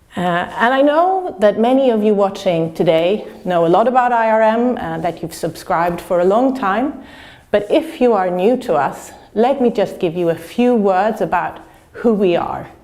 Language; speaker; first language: English; non-native, fluent; Swedish